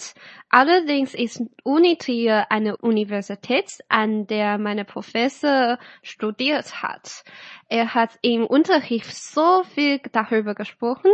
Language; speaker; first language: German; non-native, fluent; Chinese